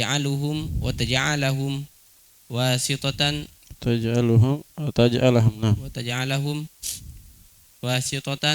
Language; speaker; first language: Arabic; non-native, fluent; Indonesian